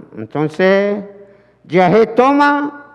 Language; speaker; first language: Spanish; non-native, learner; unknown